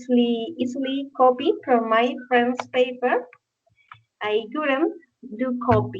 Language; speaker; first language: English; non-native, learner; Spanish